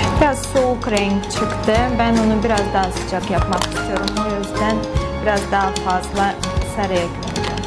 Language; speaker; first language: Turkish; non-native, fluent; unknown